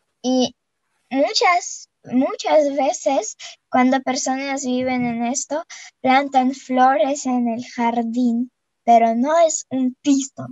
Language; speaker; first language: Spanish; non-native, fluent; Russian